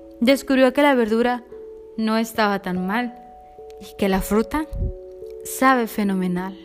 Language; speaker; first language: Spanish; native; Spanish